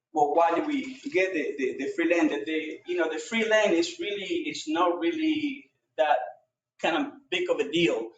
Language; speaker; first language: English; non-native, fluent; Spanish